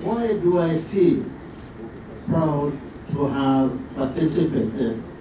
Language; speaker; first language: English; non-native, local second language; Kikuyu